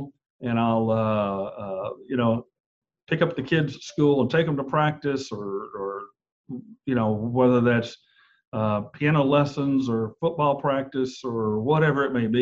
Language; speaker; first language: English; native; English